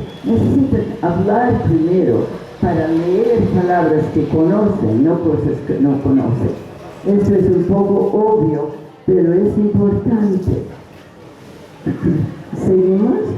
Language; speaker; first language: Spanish; non-native, fluent; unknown